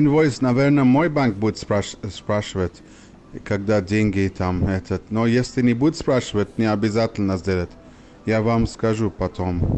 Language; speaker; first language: Russian; non-native, learner; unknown